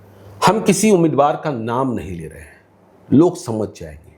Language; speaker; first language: Hindi; native; Hindi